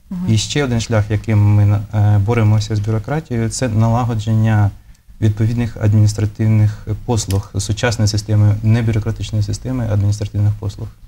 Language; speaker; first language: Ukrainian; native; Ukrainian